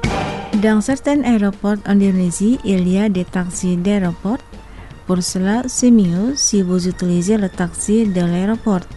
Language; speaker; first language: French; non-native, fluent; Indonesian